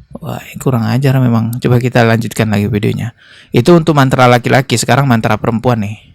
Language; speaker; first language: Indonesian; native; Indonesian